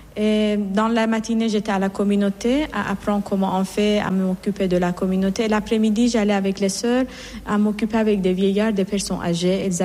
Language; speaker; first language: French; non-native, fluent; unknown